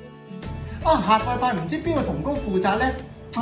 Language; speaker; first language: Cantonese; native; Cantonese